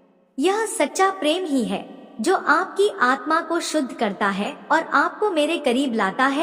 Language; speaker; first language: Hindi; native; Hindi